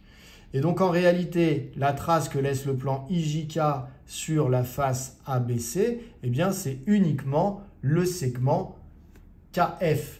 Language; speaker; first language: French; native; French